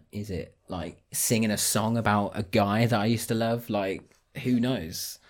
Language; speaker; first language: English; native; English